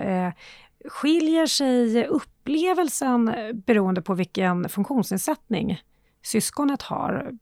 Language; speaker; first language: Swedish; native; Swedish